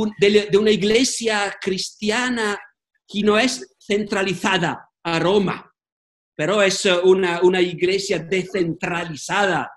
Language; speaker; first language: Spanish; non-native, fluent; Italian